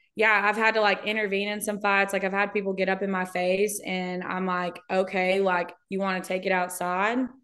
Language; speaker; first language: English; native; English